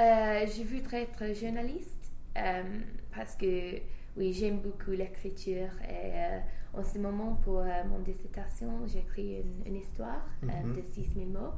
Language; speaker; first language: French; non-native, fluent; English